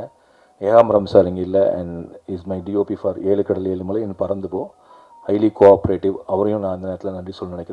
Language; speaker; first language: Tamil; native; Tamil